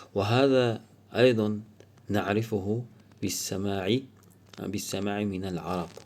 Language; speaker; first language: Arabic; non-native, fluent; Kazakh